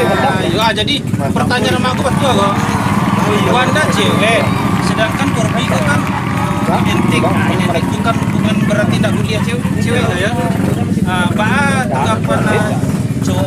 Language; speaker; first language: Indonesian; non-native, local second language; Minangkabau